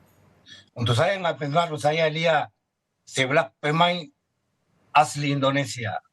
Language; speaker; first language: Indonesian; non-native, fluent; Spanish